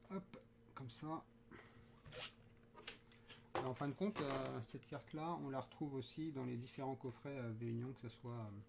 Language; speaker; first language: French; native; French